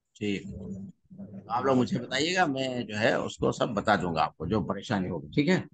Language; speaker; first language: Urdu; native; Urdu